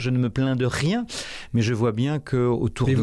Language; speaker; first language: French; native; French